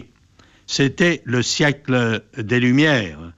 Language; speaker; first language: French; native; French